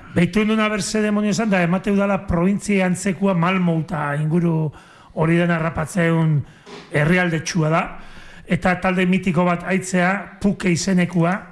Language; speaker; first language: Basque; native; Basque